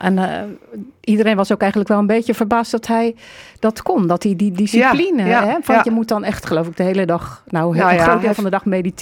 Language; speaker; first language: Dutch; native; Dutch